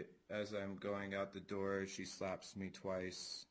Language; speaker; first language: English; native; English